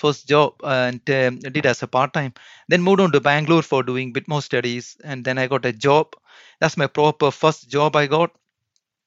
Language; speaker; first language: English; non-native, local second language; Malayalam